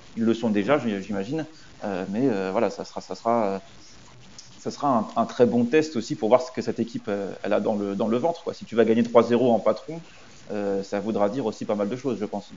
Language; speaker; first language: French; native; French